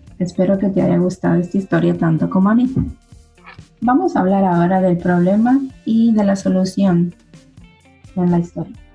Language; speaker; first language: Spanish; early bilingual, other home language; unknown